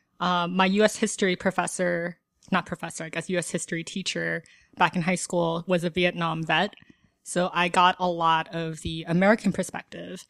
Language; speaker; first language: English; native; English